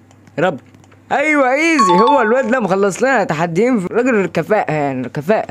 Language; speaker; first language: Arabic; native; Arabic